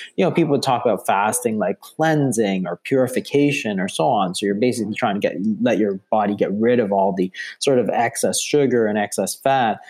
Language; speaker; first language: English; native; English